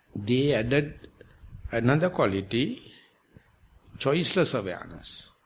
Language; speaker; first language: English; non-native, local second language; Sinhala